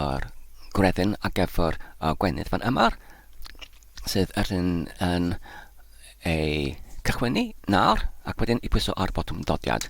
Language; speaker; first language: Welsh; non-native, learner; English